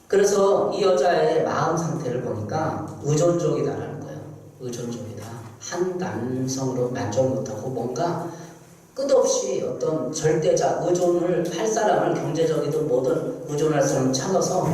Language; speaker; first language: Korean; native; Korean